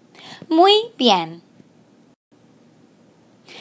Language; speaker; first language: Spanish; non-native, fluent; English